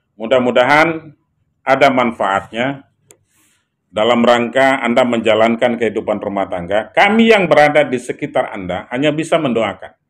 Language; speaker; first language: Indonesian; non-native, local second language; Minangkabau